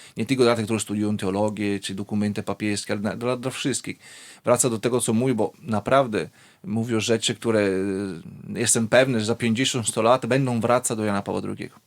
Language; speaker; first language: Polish; non-native, fluent; Italian